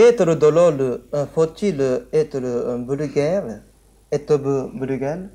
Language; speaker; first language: French; non-native, learner; Japanese